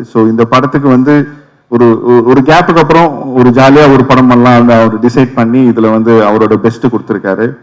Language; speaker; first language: Tamil; native; Tamil